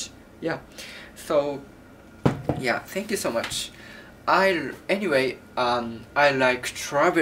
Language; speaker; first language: English; non-native, learner; Japanese